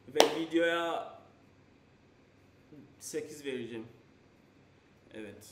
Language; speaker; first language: Turkish; non-native, learner; English